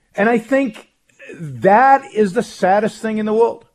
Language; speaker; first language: English; non-native, fluent; Hebrew